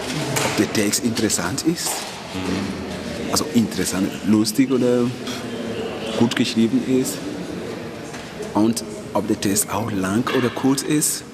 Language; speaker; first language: German; non-native, fluent; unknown